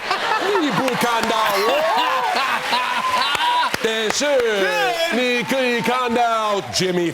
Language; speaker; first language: Chinese; non-native, learner; English